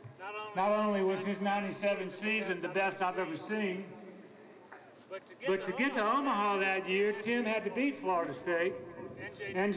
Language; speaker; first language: English; native; English